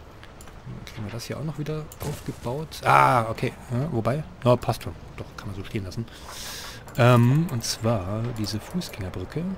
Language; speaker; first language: German; native; German